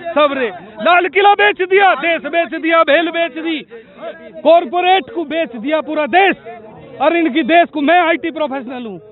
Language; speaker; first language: Hindi; native; Hindi